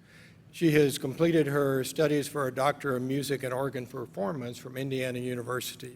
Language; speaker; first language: English; native; English